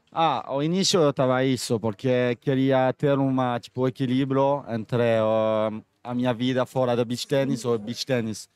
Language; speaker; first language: Portuguese; non-native, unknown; French